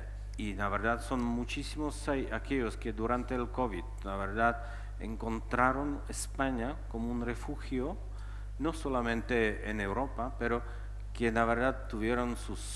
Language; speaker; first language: Spanish; non-native, fluent; Czech